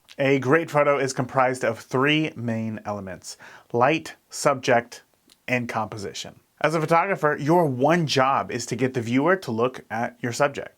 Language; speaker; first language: English; native; English